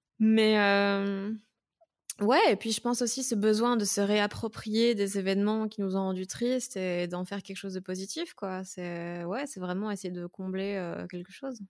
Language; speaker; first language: French; native; French